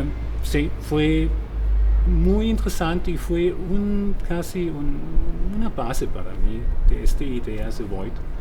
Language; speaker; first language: Spanish; non-native, fluent; German